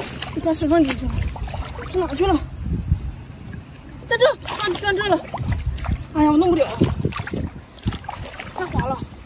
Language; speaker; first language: Chinese; native; Chinese